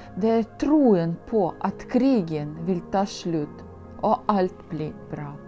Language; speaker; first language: Norwegian; non-native, fluent; Ukrainian